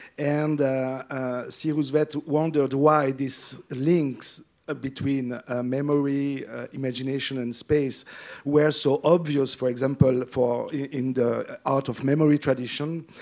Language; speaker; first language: English; non-native, fluent; French